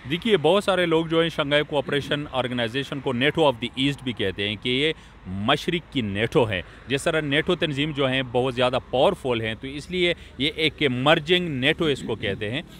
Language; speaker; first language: Urdu; non-native, local second language; Pashto